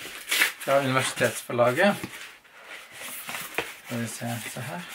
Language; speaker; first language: Norwegian; native; Norwegian